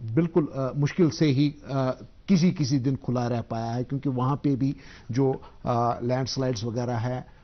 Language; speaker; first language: Hindi; non-native, local second language; Kashmiri